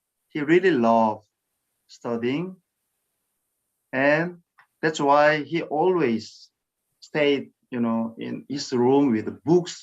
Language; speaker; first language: English; non-native, fluent; Korean